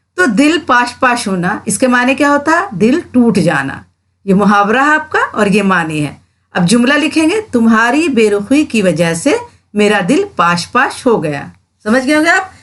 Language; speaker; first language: Urdu; native; Urdu